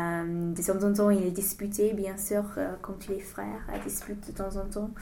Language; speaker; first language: French; non-native, learner; English